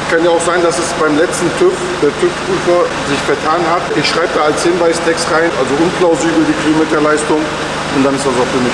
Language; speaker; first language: German; native; German